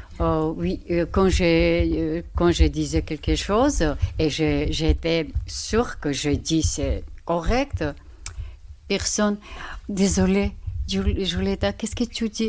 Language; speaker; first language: French; non-native, learner; Georgian